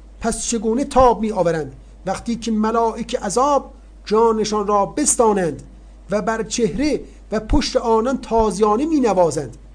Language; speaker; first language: Persian; native; Persian